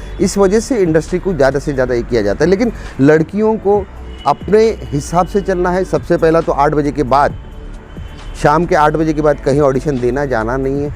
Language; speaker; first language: Hindi; non-native, local second language; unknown